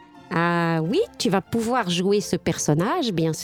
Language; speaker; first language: French; native; French